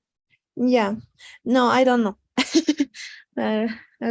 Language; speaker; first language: English; non-native, learner; Spanish